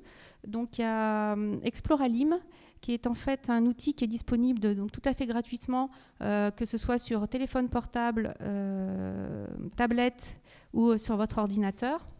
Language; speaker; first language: French; native; French